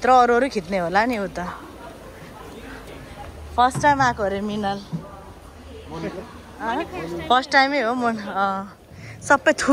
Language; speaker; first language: English; non-native, learner; Nepali